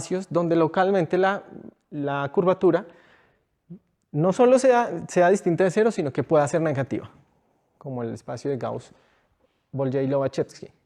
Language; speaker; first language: Spanish; native; Spanish